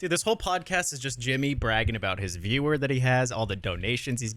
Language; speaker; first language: English; native; English